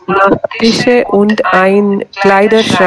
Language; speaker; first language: German; non-native, learner; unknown